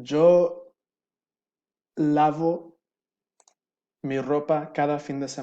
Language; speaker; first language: Spanish; non-native, fluent; English